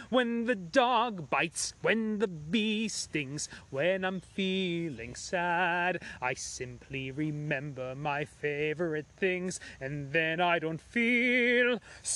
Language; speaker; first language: English; native; English